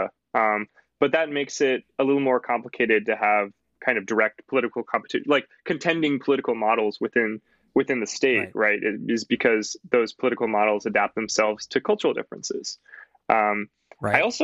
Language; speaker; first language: English; native; English